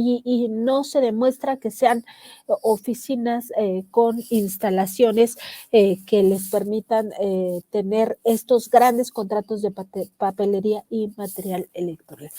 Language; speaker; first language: Spanish; native; Spanish